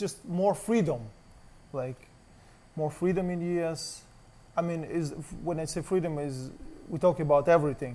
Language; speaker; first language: English; non-native, learner; Russian